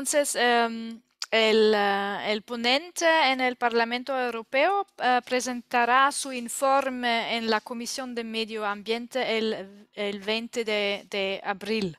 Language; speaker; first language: Spanish; non-native, learner; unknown